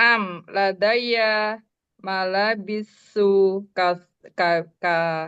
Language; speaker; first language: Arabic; non-native, learner; Indonesian